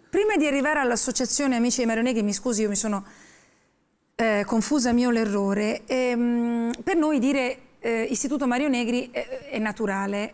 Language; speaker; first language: Italian; native; Italian